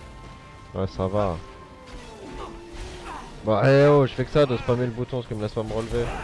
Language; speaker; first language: French; native; French